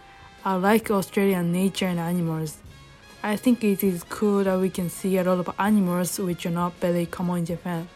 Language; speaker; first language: English; non-native, learner; Japanese